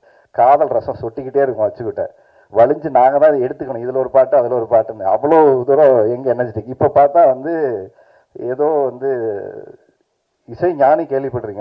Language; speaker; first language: Tamil; native; Tamil